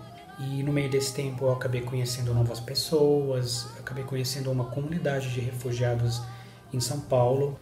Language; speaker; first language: Portuguese; non-native, learner; Spanish